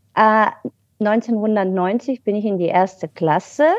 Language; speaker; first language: German; non-native, fluent; Bulgarian